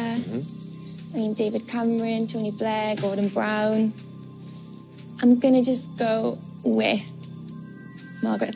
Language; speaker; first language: English; native; English